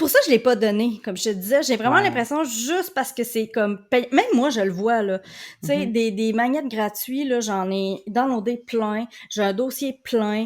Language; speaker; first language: French; native; French